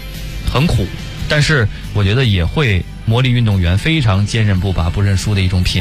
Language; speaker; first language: Chinese; native; Chinese